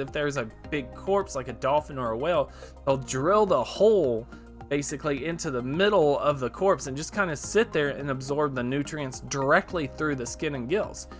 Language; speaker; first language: English; native; English